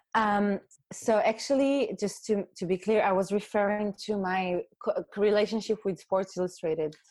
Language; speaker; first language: English; non-native, fluent; Hebrew